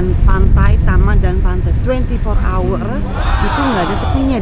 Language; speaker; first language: Indonesian; native; Indonesian